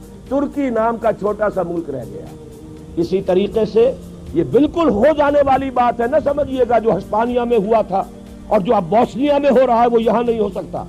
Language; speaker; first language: Urdu; native; Urdu